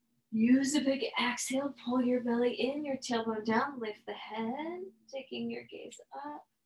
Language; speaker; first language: English; native; English